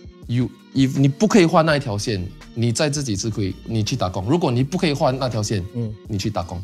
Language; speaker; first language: Chinese; non-native, local second language; English